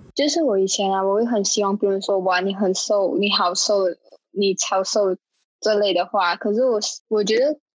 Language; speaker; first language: Chinese; native; Chinese